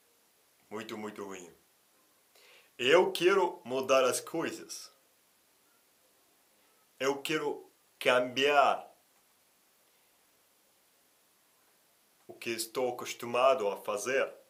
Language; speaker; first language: Portuguese; non-native, fluent; Russian